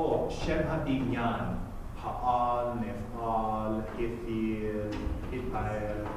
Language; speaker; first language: Hebrew; non-native, fluent; English